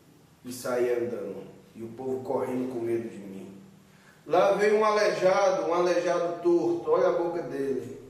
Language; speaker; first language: Portuguese; native; Portuguese